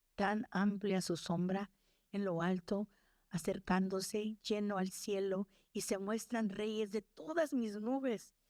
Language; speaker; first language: Spanish; early bilingual, other home language; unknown